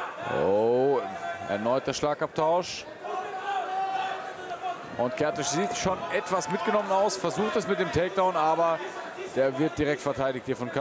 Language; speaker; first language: German; native; German